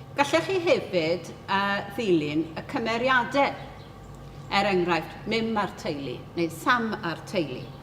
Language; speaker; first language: Welsh; native; Welsh